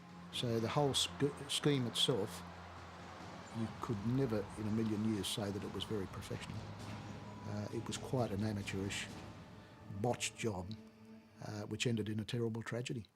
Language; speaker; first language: English; native; English